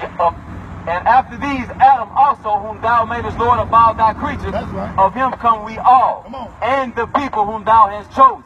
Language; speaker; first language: English; native; English